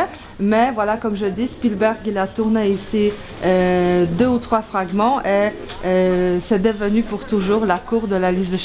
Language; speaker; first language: French; non-native, fluent; Polish